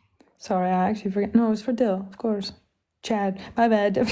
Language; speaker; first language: English; native; English